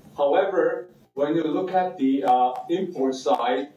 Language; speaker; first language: English; non-native, fluent; Korean